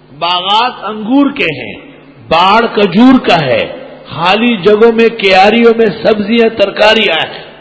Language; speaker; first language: Urdu; non-native, local second language; Pashto